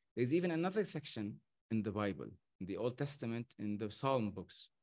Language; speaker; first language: English; non-native, fluent; Arabic